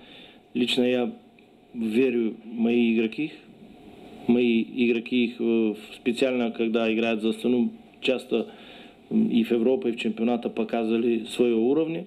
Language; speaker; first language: Russian; non-native, learner; Bulgarian